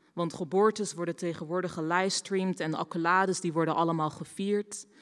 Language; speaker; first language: Dutch; native; Dutch